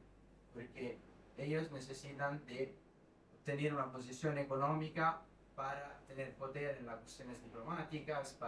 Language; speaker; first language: Spanish; non-native, fluent; Italian